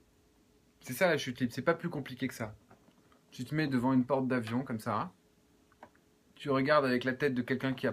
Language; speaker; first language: French; native; French